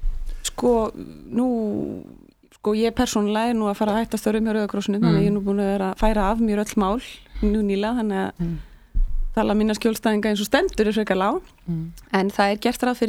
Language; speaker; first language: Icelandic; native; Icelandic